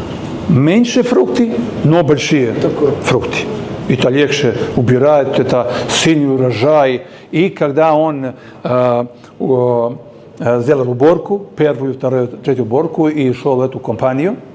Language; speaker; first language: Russian; non-native, learner; Serbian